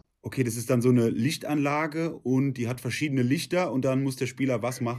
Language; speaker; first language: German; native; German